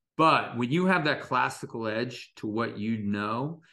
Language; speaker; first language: English; native; English